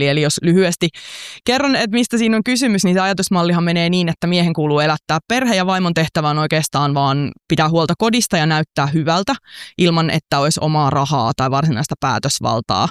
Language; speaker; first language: Finnish; native; Finnish